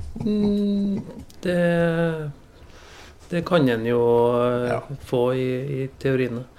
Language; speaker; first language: Norwegian; native; Norwegian